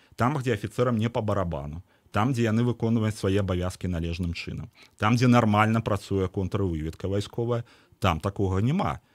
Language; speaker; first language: Belarusian; native; Belarusian